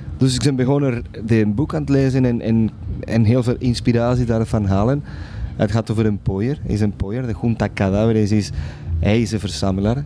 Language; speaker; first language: Dutch; non-native, fluent; Spanish